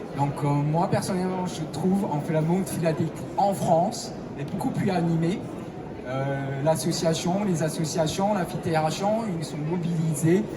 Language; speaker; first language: French; non-native, fluent; Chinese